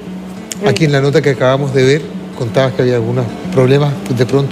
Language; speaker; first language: Spanish; native; Spanish